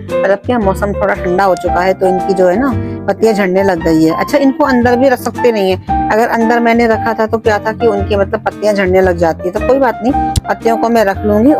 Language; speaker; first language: Hindi; native; Hindi